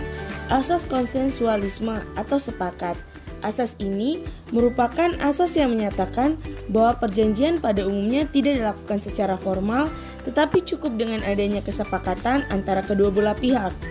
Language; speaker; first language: Indonesian; native; Indonesian